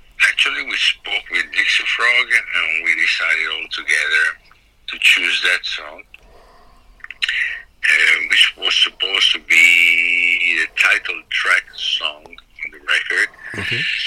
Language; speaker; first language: English; non-native, fluent; Italian